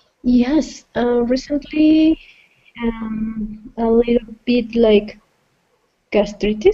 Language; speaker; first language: English; non-native, fluent; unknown